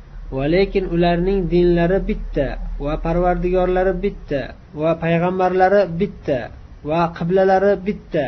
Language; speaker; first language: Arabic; non-native, fluent; Uzbek